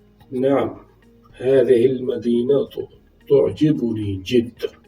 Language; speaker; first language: Arabic; non-native, fluent; Urdu